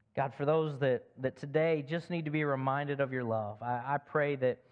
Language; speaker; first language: English; native; English